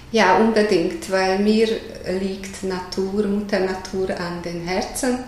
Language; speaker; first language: German; non-native, fluent; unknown